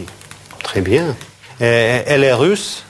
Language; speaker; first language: French; non-native, fluent; Russian